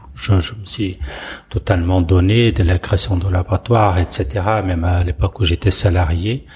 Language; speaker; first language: French; non-native, fluent; Portuguese